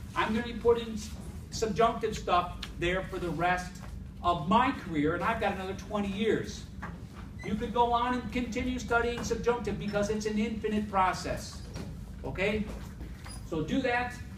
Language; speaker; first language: English; native; English